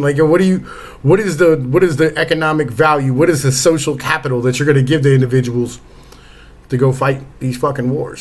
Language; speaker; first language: English; native; English